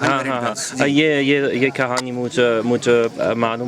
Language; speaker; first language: Hindi; non-native, learner; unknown